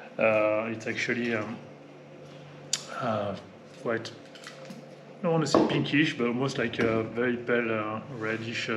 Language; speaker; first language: English; non-native, fluent; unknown